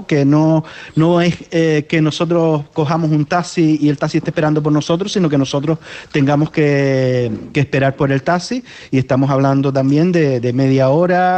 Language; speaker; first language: Spanish; native; Spanish